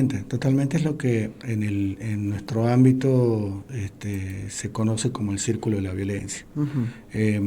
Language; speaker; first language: Spanish; native; Spanish